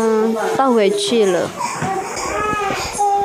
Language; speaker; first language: Chinese; non-native, learner; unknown